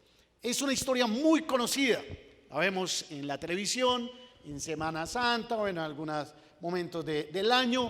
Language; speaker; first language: Spanish; native; Spanish